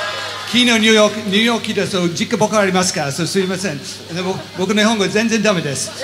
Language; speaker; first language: Japanese; non-native, learner; English